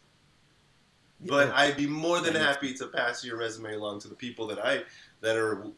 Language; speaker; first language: English; native; English